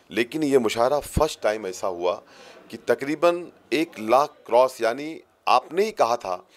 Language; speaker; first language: Hindi; native; Hindi